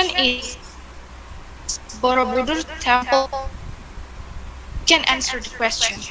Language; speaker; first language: English; non-native, learner; Indonesian